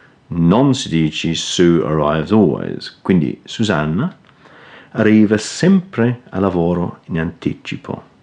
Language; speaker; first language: Italian; non-native, fluent; English